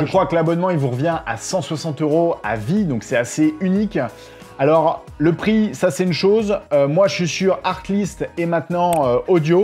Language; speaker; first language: French; native; French